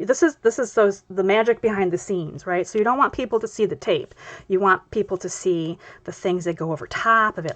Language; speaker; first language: English; native; English